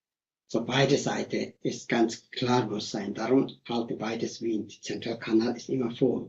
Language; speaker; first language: German; non-native, fluent; Tibetan